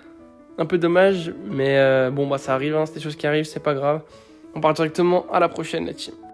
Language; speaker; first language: French; native; French